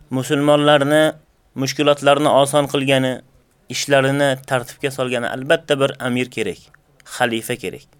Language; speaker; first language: Uzbek; native; Uzbek